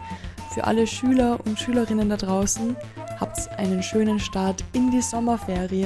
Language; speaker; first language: German; native; German